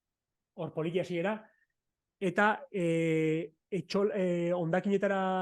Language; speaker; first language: Basque; native; Basque